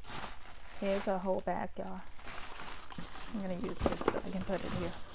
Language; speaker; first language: English; non-native, fluent; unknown